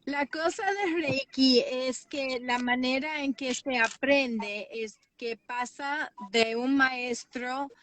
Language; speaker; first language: Spanish; early bilingual, heritage; Spanish